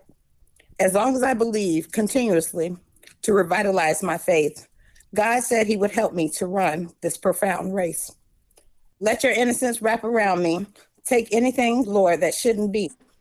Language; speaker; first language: English; native; English